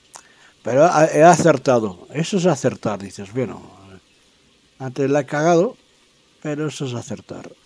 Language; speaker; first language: Spanish; native; Spanish